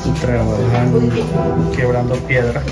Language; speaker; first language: Spanish; native; Spanish